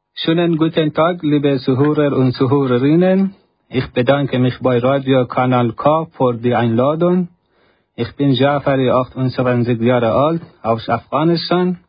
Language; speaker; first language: German; non-native, learner; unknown